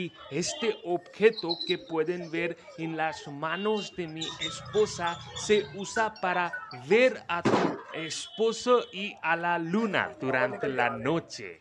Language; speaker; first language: Spanish; non-native, fluent; Hindi